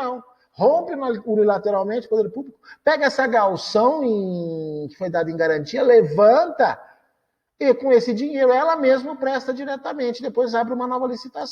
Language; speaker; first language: Portuguese; native; Portuguese